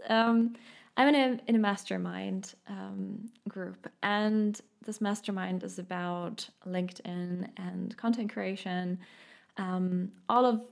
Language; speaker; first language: English; non-native, fluent; German